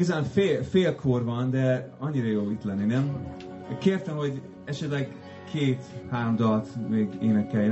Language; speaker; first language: Hungarian; non-native, fluent; English